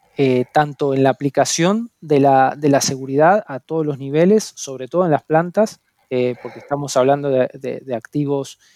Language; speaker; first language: Spanish; native; Spanish